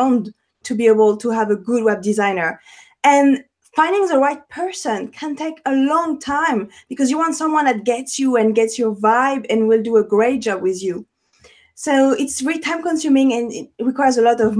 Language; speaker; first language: English; non-native, fluent; French